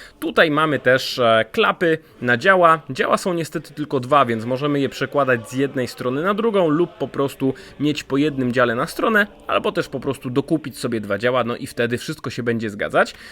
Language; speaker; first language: Polish; native; Polish